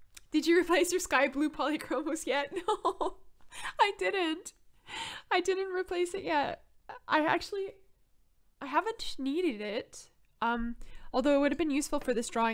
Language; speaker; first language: English; non-native, local second language; French